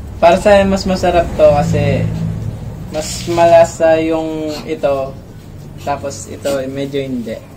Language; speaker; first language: Filipino; non-native, local second language; Pampanga